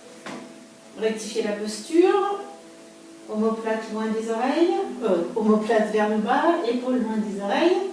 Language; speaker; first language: French; native; French